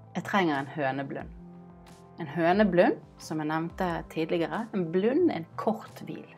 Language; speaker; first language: Norwegian; native; Norwegian